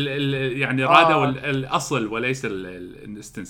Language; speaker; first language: Arabic; native; Arabic